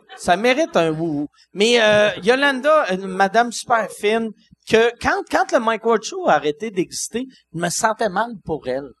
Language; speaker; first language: French; native; French